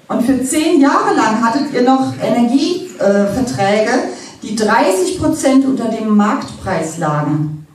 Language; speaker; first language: German; native; German